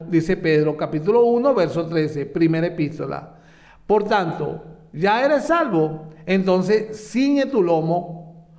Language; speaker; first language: Spanish; native; Spanish